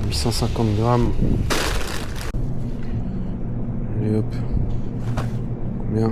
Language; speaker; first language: French; native; French